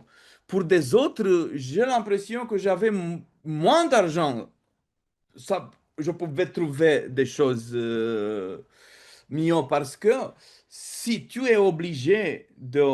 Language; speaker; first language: French; non-native, fluent; Romanian